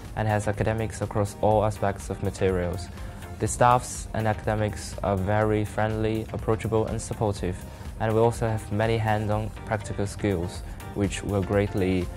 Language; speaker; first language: English; non-native, fluent; Chinese